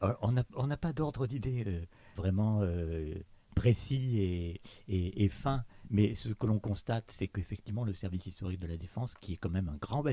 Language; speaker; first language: French; native; French